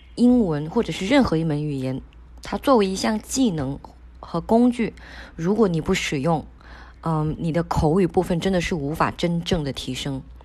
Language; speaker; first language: Chinese; non-native, local second language; Min Nan Chinese